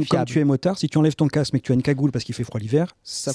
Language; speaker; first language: French; native; French